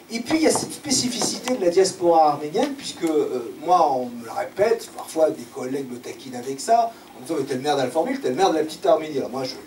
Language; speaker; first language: French; native; French